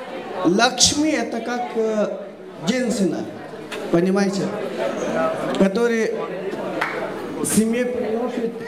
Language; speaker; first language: Russian; non-native, learner; Hindi